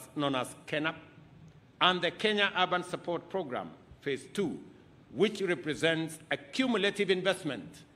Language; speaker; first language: English; non-native, local second language; Kalenjin